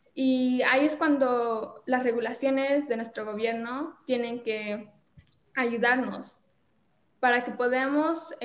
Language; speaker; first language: Spanish; native; Spanish